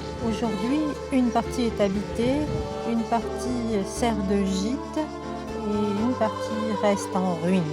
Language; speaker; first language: French; native; French